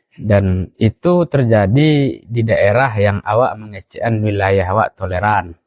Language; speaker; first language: Indonesian; non-native, local second language; Minangkabau